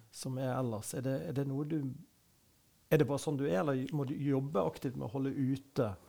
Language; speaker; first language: Norwegian; native; Norwegian